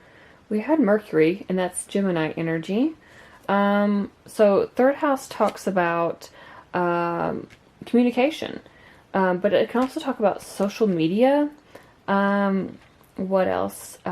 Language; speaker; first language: English; native; English